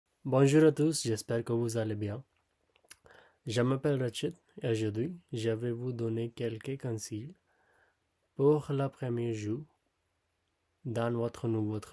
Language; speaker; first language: French; non-native, learner; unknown